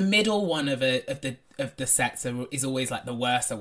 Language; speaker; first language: English; native; English